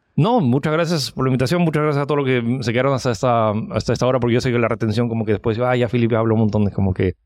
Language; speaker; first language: Spanish; early bilingual, other home language; French